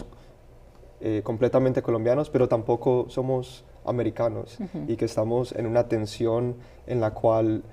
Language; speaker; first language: Spanish; early bilingual, heritage; Spanish